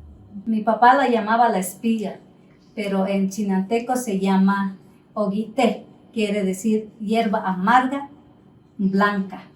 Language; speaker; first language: Spanish; native; Spanish